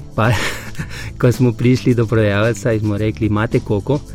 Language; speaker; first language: Slovenian; non-native, fluent; Spanish